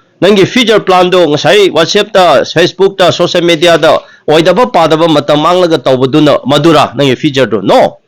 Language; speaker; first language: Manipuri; non-native, local second language; Tangkhul Naga (India)